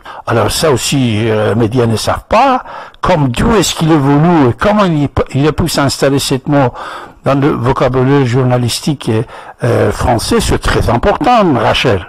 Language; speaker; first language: French; non-native, fluent; Persian